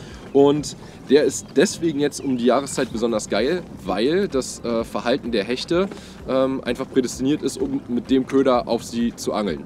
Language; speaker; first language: German; native; German